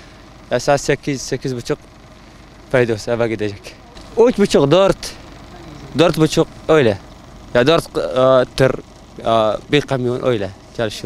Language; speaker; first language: Turkish; non-native, learner; Arabic